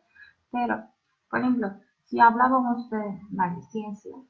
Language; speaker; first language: Spanish; non-native, learner; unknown